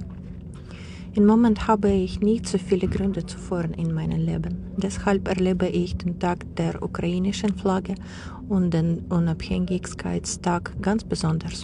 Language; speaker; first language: German; non-native, fluent; Ukrainian